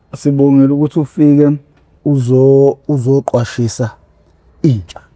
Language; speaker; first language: Zulu; native; Zulu